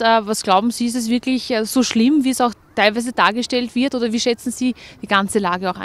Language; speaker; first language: German; native; German